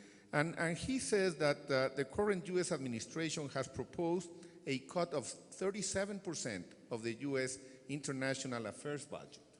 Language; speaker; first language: English; non-native, fluent; Spanish